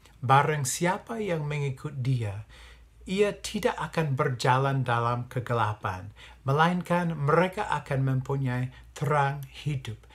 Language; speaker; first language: Indonesian; non-native, fluent; English